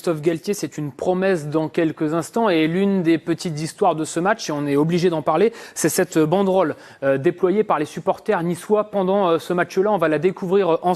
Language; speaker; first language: French; native; French